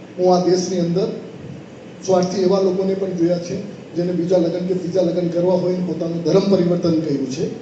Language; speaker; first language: Gujarati; non-native, local second language; Marwari